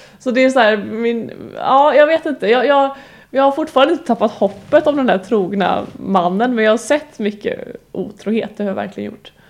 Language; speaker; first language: Swedish; native; Swedish